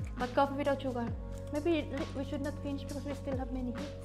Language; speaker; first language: English; non-native, local second language; Filipino